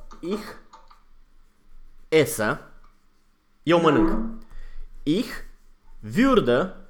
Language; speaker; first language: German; non-native, fluent; Romanian